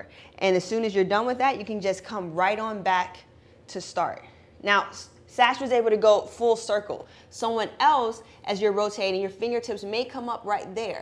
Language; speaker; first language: English; native; English